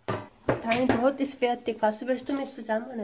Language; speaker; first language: German; non-native, learner; Korean